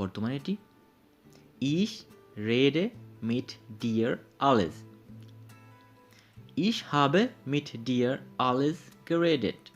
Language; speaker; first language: German; non-native, learner; Bangla